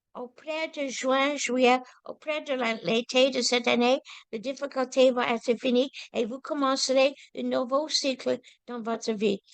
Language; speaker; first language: French; non-native, learner; English